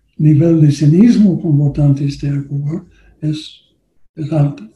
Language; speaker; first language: Spanish; non-native, learner; English